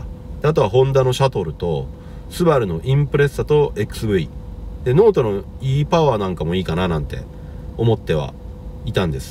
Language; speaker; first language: Japanese; native; Japanese